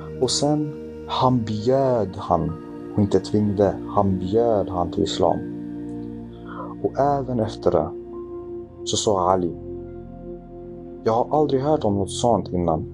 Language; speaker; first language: Swedish; early bilingual, other home language; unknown